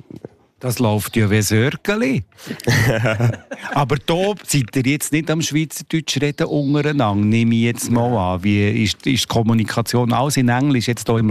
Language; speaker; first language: German; native; German